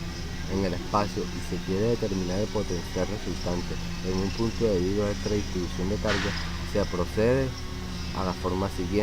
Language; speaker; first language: Spanish; native; Spanish